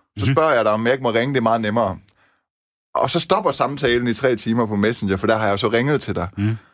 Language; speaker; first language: Danish; early bilingual, other home language; Persian